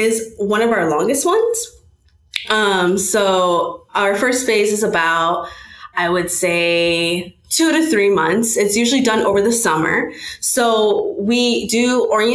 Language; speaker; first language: English; native; English